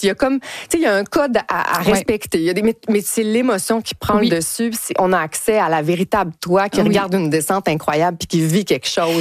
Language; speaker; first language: French; native; French